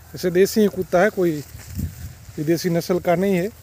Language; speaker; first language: Hindi; non-native, local second language; Gujarati